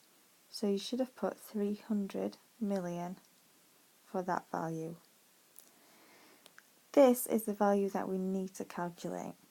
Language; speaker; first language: English; native; English